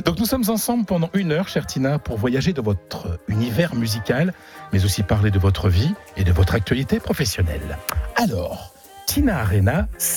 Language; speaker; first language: French; native; French